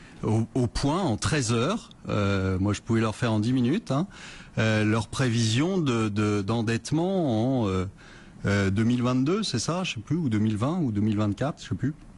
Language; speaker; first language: French; native; French